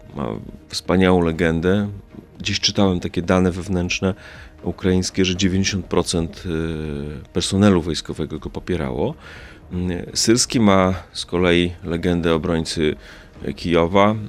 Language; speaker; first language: Polish; native; Polish